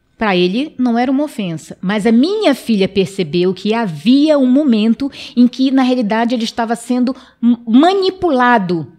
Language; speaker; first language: Portuguese; non-native, local second language; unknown